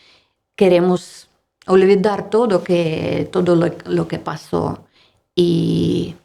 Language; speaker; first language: Spanish; non-native, learner; Russian